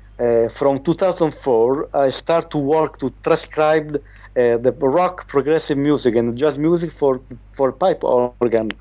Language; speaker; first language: English; non-native, learner; Italian